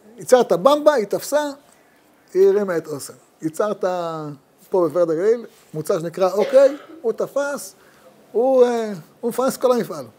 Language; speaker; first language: Hebrew; native; Hebrew